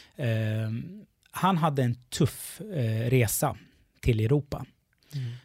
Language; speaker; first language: Swedish; early bilingual, other home language; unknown